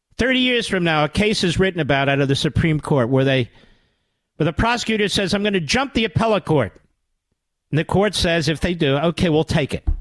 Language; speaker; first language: English; native; English